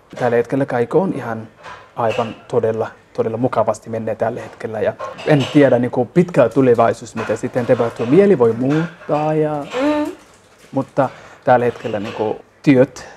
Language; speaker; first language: Finnish; non-native, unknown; Somali